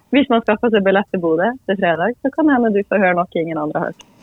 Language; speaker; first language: Norwegian; native; Norwegian